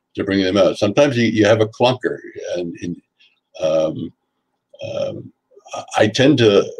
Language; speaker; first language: English; native; English